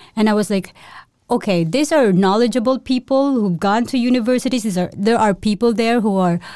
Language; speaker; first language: English; non-native, local second language; Cebuano